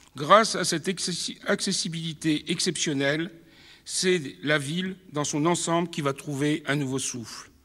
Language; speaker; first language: French; native; French